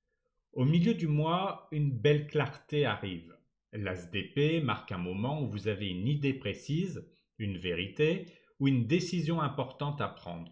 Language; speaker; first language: French; native; French